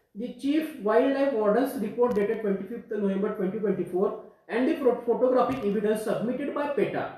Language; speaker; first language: English; non-native, local second language; Marathi